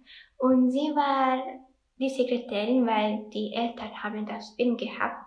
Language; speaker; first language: German; non-native, learner; Italian